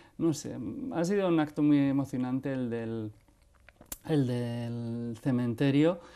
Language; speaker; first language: Spanish; non-native, local second language; Basque